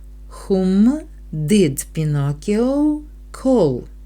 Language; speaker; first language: English; non-native, fluent; Ukrainian